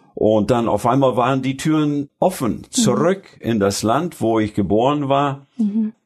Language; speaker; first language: German; early bilingual, other home language; Russian